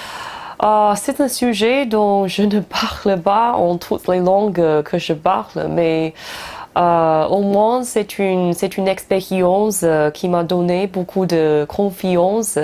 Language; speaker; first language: French; non-native, fluent; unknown